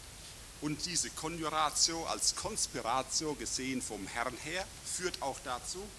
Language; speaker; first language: German; native; German